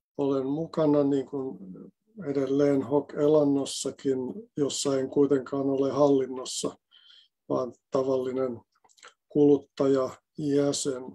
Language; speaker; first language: Finnish; native; Finnish